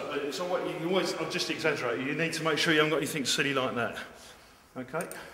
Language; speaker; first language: English; native; English